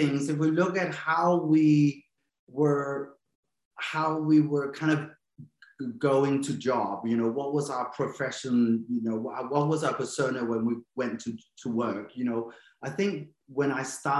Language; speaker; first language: English; non-native, fluent; Danish